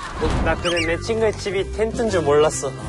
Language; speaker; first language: Korean; non-native, fluent; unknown